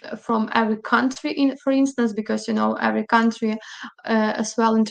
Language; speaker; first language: English; non-native, fluent; Ukrainian